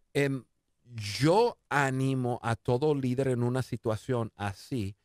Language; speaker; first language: Spanish; non-native, fluent; English